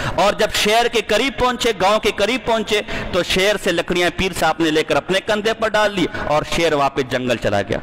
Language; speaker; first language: Urdu; non-native, local second language; Pashto